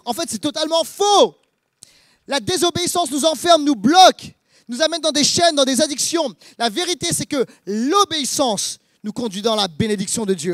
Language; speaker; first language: French; native; French